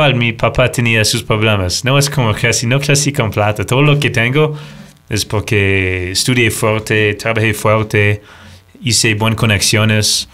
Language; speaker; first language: Spanish; non-native, fluent; English